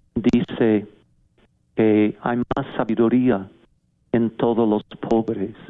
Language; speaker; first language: Spanish; non-native, fluent; English